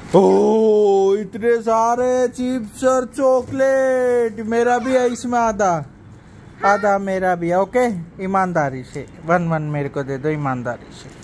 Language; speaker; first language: Hindi; native; Hindi